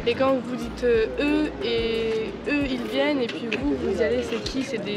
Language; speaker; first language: French; native; French